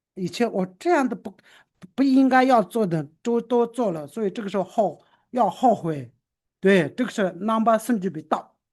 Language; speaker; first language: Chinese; non-native, local second language; Tibetan